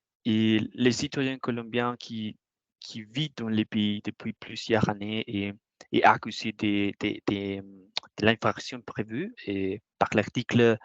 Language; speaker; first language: French; non-native, learner; Spanish